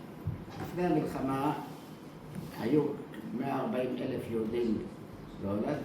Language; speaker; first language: Hebrew; early bilingual, other home language; Dutch